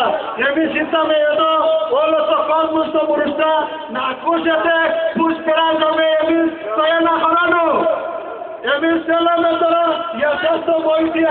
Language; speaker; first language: Greek; non-native, learner; Bangla